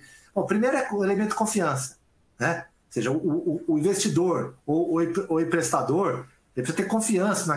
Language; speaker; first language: Portuguese; native; Portuguese